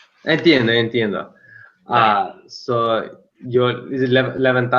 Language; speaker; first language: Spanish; non-native, learner; English